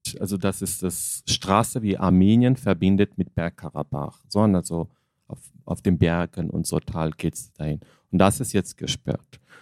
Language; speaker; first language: German; non-native, fluent; Armenian